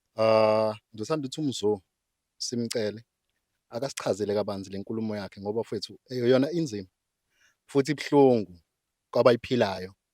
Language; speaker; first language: Zulu; native; Zulu